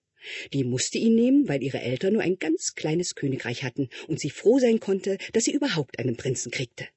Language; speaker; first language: German; native; German